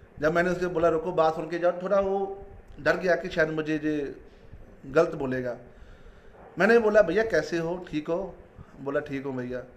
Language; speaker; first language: Hindi; non-native, local second language; Punjabi